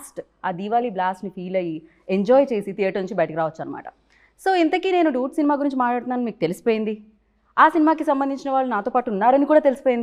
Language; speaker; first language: Telugu; native; Telugu